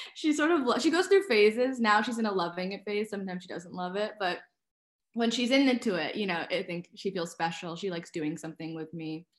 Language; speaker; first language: English; native; English